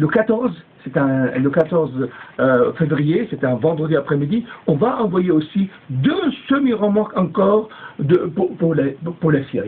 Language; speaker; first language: French; non-native, fluent; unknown